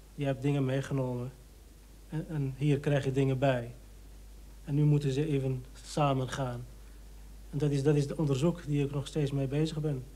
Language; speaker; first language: Dutch; non-native, fluent; Arabic